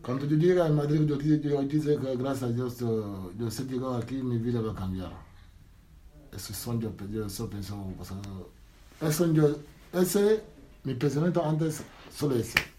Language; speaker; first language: Spanish; non-native, learner; Wolof